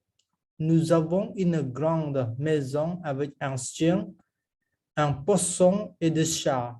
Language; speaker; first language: French; non-native, fluent; Khmer